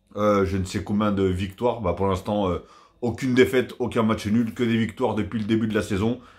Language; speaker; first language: French; native; French